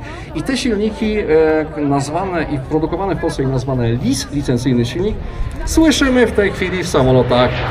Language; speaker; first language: Polish; native; Polish